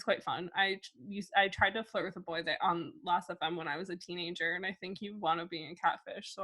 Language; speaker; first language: English; native; English